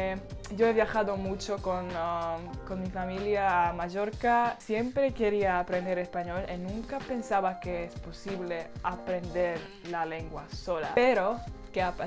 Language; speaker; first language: Spanish; non-native, learner; Slovak